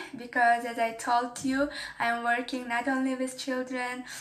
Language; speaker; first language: English; non-native, fluent; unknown